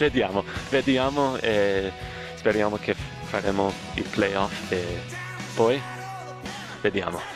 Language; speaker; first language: Italian; early bilingual, heritage; English